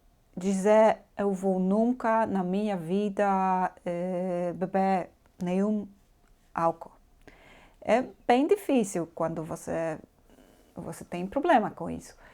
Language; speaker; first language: Portuguese; non-native, fluent; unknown